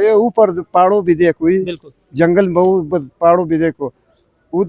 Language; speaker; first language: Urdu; non-native, local second language; Pashto